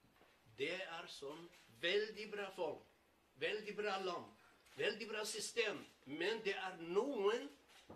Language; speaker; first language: Norwegian; non-native, learner; Kurdish